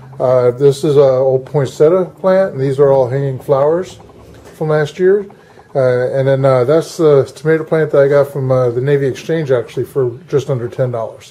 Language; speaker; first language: English; native; English